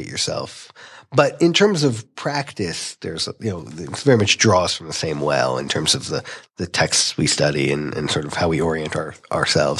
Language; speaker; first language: English; native; English